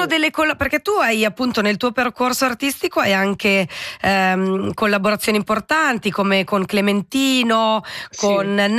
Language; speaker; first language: Italian; native; Italian